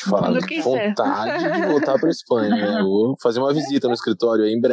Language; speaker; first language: Portuguese; native; Portuguese